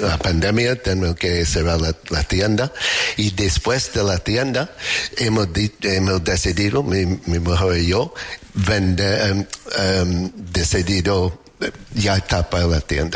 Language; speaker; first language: Spanish; non-native, fluent; English